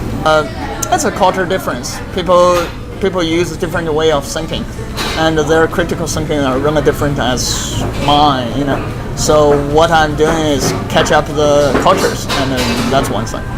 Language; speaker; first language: English; non-native, fluent; Chinese